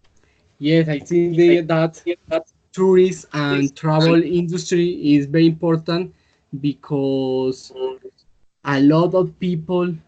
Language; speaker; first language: English; non-native, learner; Spanish